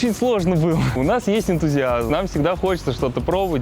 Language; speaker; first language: Russian; native; Russian